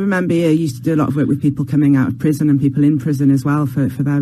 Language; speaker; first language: English; native; English